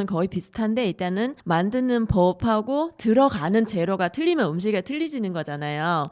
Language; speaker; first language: Korean; non-native, fluent; Vietnamese